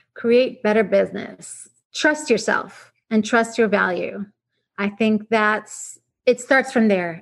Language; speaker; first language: English; non-native, fluent; Arabic